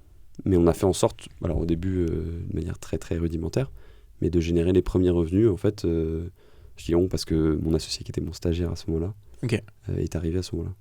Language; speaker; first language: French; native; French